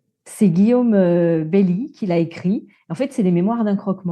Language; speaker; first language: French; native; French